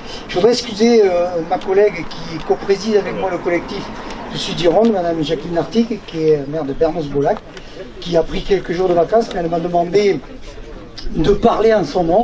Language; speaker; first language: French; native; French